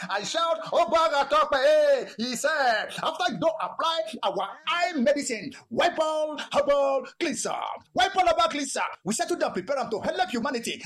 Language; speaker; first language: Nigerian Pidgin; non-native, local second language; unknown